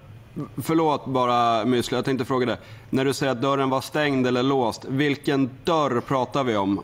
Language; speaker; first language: Swedish; native; Swedish